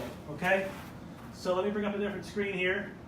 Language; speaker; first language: English; native; English